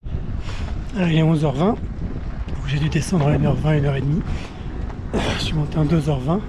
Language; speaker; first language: French; native; French